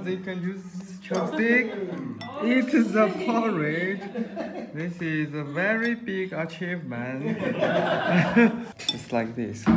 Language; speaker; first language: English; non-native, learner; Chinese